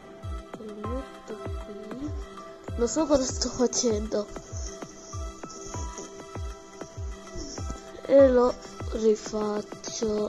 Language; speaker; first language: Italian; early bilingual, other home language; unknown